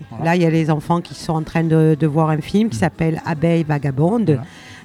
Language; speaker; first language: French; native; French